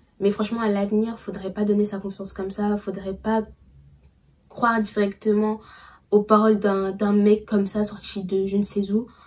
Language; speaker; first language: French; early bilingual, other home language; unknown